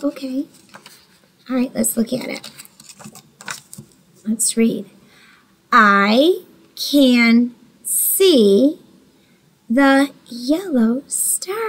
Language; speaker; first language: English; native; English